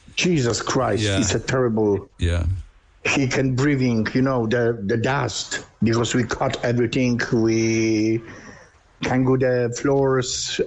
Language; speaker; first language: English; non-native, learner; Polish